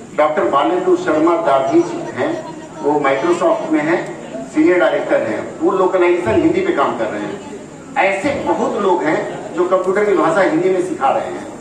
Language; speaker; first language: Hindi; native; Hindi